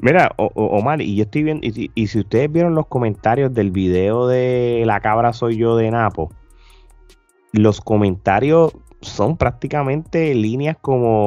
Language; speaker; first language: Spanish; native; Spanish